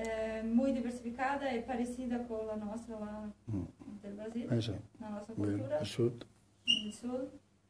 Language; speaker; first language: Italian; early bilingual, heritage; Portuguese